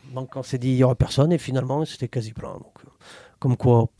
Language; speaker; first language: French; native; French